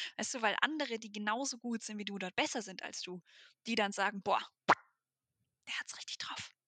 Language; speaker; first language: German; native; German